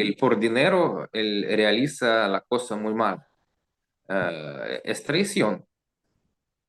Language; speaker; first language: Spanish; non-native, learner; Russian